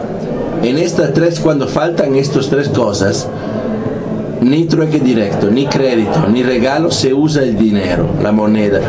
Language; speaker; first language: Spanish; non-native, fluent; Italian